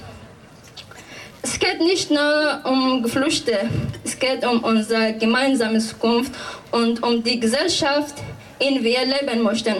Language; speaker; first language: German; non-native, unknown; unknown